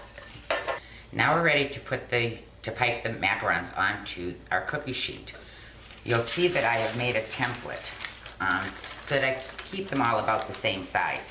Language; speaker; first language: English; native; English